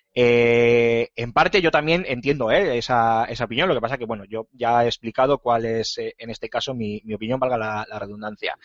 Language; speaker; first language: Spanish; native; Spanish